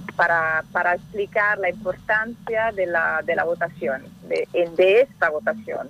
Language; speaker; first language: Spanish; non-native, learner; Italian